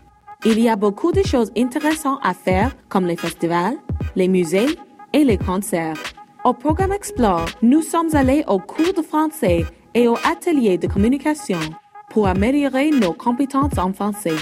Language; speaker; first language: French; non-native, local second language; English